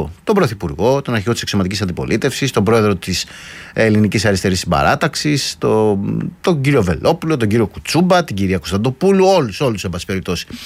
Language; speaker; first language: Greek; native; Greek